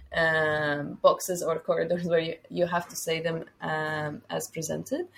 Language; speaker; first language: English; non-native, fluent; Arabic